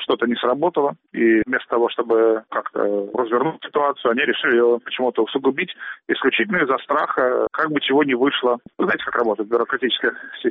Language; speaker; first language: Russian; native; Russian